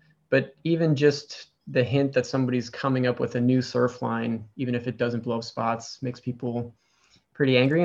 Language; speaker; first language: English; native; English